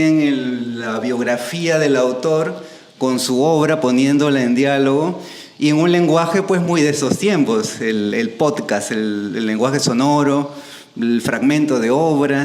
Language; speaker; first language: Spanish; native; Spanish